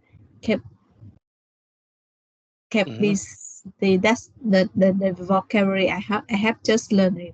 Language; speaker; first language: English; non-native, learner; Vietnamese